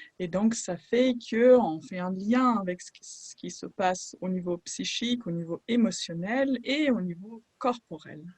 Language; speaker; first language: French; non-native, fluent; German